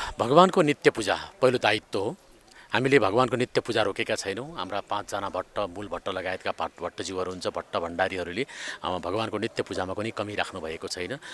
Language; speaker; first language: Nepali; native; Nepali